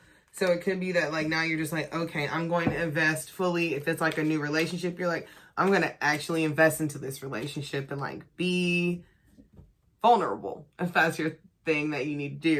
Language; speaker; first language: English; native; English